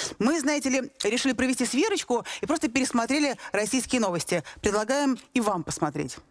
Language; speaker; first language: Russian; native; Russian